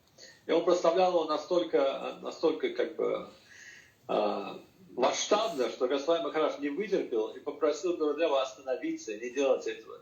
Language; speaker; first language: Russian; native; Russian